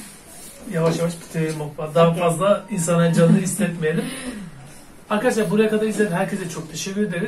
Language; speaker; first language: Turkish; native; Turkish